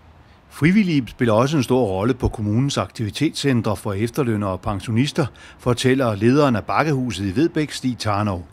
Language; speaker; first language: Danish; native; Danish